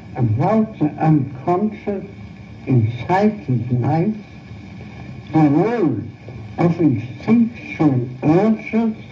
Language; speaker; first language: English; non-native, fluent; German